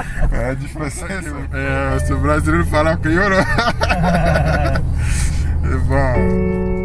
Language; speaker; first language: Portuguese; non-native, learner; Haitian Creole